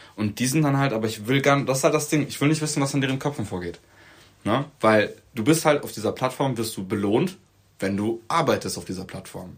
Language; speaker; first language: German; early bilingual, other home language; Turkish